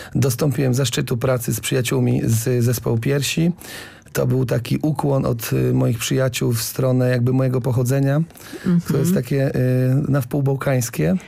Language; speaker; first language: Polish; native; Polish